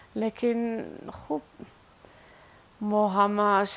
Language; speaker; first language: Persian; non-native, learner; Swiss German